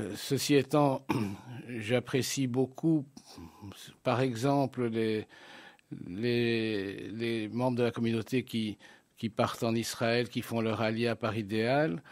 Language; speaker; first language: French; native; French